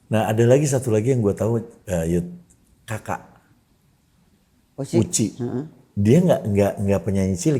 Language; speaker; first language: Indonesian; native; Indonesian